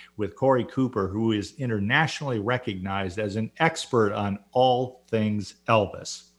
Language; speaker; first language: English; native; English